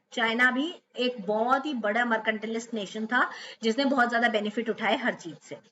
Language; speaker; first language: Hindi; native; Hindi